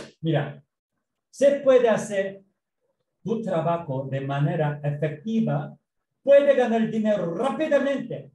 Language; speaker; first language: Spanish; non-native, learner; Korean